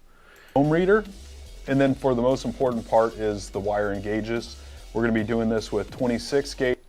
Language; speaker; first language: English; native; English